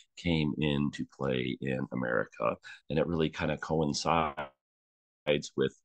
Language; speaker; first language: English; native; English